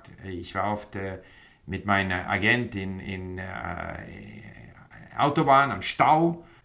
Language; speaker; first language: German; non-native, fluent; English